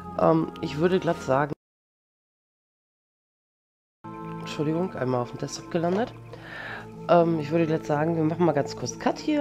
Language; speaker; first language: German; native; German